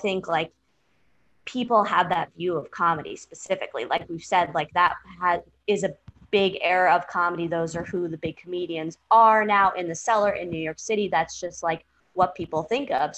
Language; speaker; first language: English; native; English